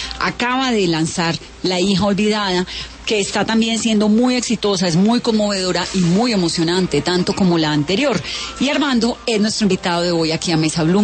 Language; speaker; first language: Spanish; native; Spanish